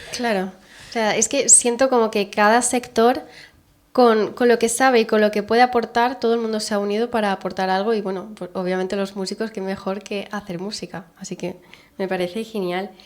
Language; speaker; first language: Spanish; native; Spanish